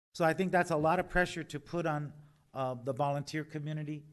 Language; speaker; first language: English; native; English